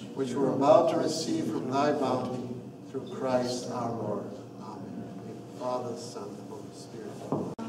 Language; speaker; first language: English; non-native, fluent; Arabic